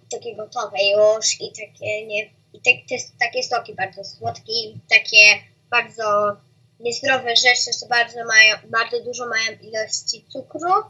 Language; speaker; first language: Polish; early bilingual, heritage; Polish